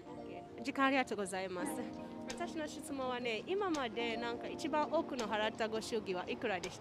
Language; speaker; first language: Japanese; non-native, learner; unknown